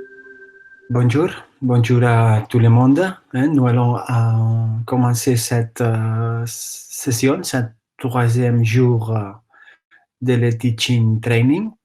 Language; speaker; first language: French; non-native, fluent; Catalan